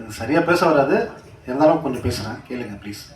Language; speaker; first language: Tamil; non-native, learner; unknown